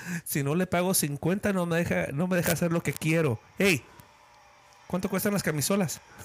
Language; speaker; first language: Spanish; early bilingual, heritage; Spanish